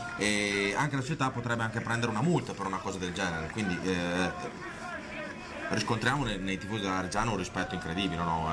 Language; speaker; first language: Italian; native; Italian